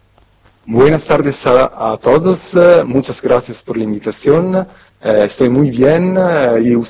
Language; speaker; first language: Spanish; non-native, fluent; Italian